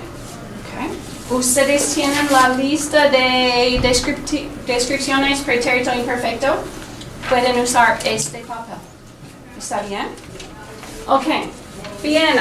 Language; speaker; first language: Spanish; non-native, fluent; English